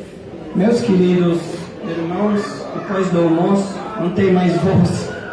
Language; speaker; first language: Portuguese; non-native, fluent; Arabic